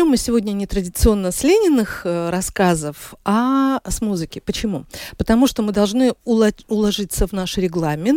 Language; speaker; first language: Russian; native; Russian